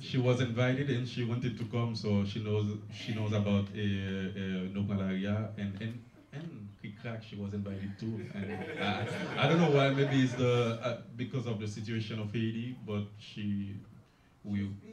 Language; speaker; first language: English; non-native, learner; Haitian Creole